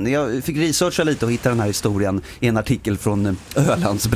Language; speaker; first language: Swedish; native; Swedish